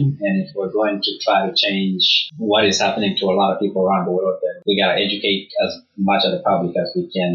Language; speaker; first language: English; early bilingual, other home language; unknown